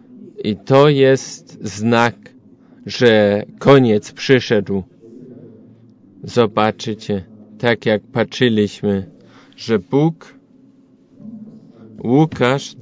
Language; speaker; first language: Polish; non-native, learner; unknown